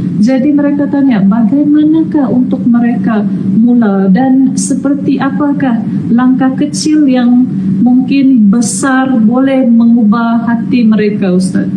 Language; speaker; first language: Malay; native; Malay